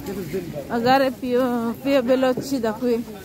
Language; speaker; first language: Italian; non-native, learner; Filipino